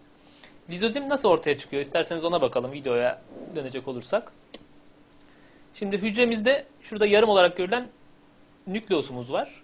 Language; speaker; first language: Turkish; native; Turkish